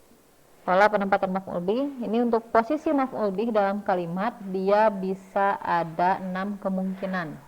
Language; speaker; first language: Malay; non-native, local second language; Sundanese